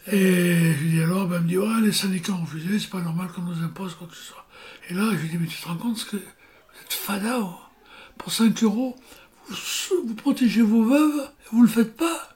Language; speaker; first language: French; native; French